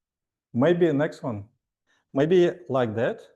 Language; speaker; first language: English; non-native, fluent; Russian